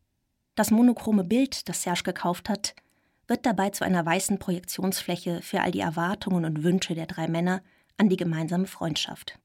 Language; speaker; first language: German; native; German